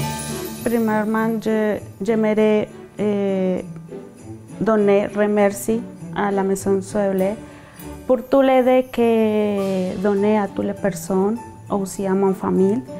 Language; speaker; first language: French; non-native, learner; Spanish